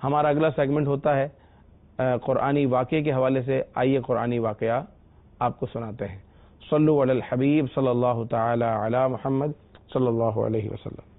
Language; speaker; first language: Urdu; native; Urdu